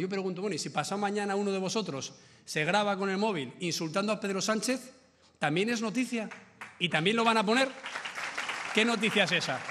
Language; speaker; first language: Spanish; native; Spanish